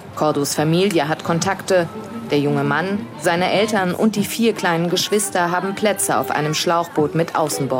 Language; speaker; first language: German; native; German